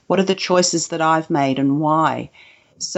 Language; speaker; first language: English; native; English